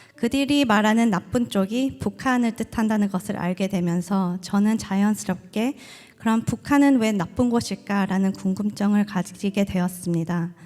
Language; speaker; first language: Korean; early bilingual, heritage; Korean